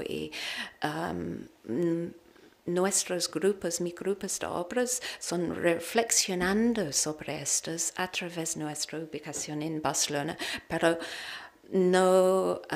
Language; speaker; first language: Spanish; non-native, learner; English